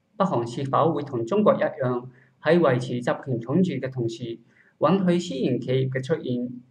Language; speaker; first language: Cantonese; non-native, learner; Japanese